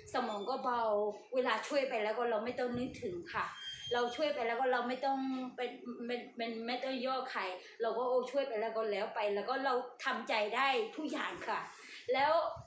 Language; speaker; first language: Thai; non-native, learner; Burmese